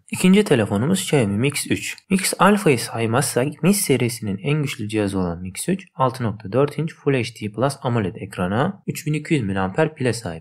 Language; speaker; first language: Turkish; native; Turkish